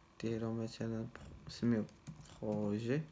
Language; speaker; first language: Arabic; native; Arabic